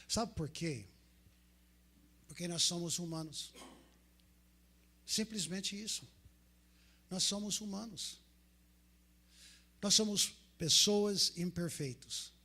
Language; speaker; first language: Portuguese; non-native, fluent; English